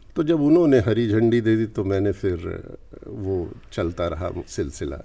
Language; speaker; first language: Urdu; non-native, local second language; Hindi